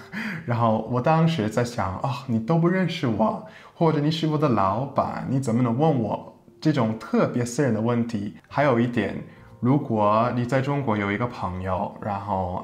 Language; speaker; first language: Chinese; non-native, fluent; English